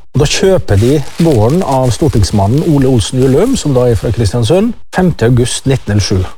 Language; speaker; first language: Norwegian; native; Norwegian